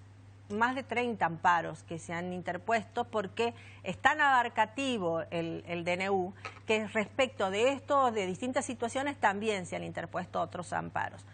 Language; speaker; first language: Spanish; native; Spanish